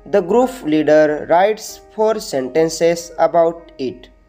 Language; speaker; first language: English; non-native, local second language; Marathi